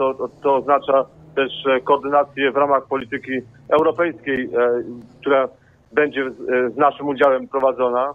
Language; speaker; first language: Polish; native; Polish